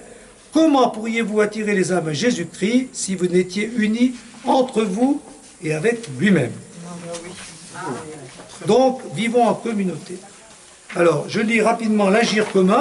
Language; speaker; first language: French; native; French